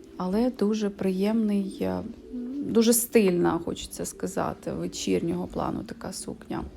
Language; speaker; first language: Ukrainian; native; Ukrainian